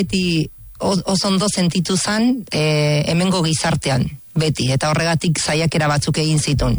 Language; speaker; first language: Basque; non-native, fluent; Spanish